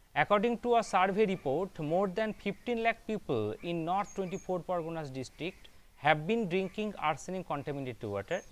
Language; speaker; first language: English; non-native, local second language; Bangla